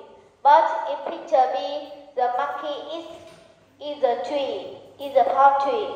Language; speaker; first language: English; non-native, learner; Vietnamese